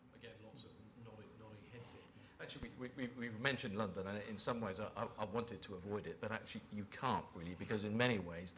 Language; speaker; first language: English; native; English